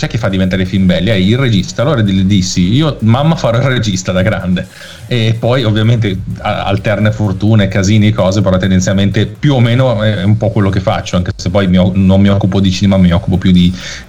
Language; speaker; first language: Italian; native; Italian